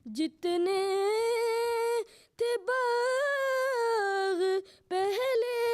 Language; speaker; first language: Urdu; early bilingual, heritage; Urdu